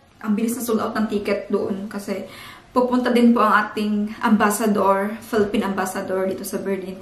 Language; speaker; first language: Filipino; non-native, local second language; Cebuano